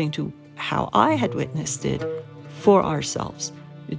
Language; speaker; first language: English; non-native, fluent; Persian